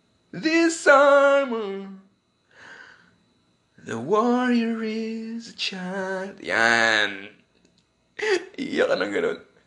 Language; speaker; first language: English; non-native, local second language; Filipino